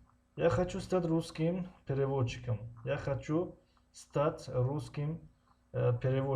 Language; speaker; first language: Russian; non-native, local second language; Tajik